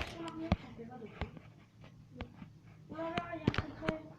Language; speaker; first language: French; native; French